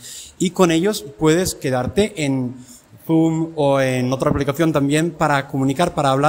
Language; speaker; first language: Spanish; non-native, fluent; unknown